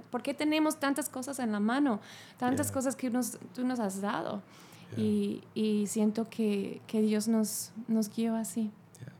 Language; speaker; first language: Spanish; non-native, fluent; English